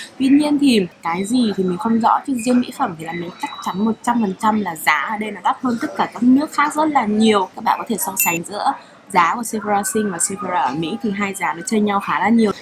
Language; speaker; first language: Vietnamese; native; Vietnamese